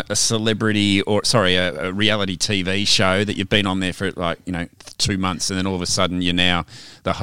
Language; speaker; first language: English; native; English